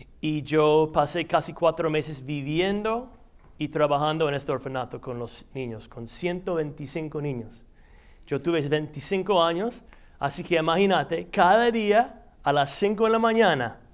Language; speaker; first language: Spanish; non-native, fluent; English